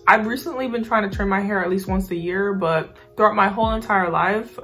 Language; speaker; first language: English; native; English